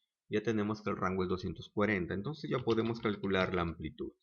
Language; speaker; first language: Spanish; native; Spanish